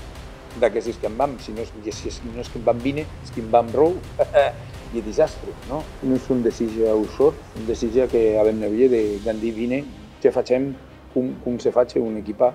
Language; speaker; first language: Romanian; non-native, learner; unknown